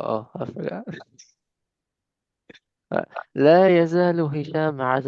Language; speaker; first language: Arabic; non-native, learner; English